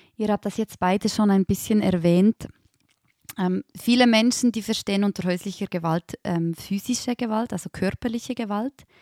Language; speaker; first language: German; native; German